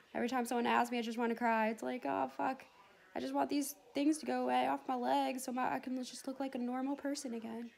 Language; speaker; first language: English; native; English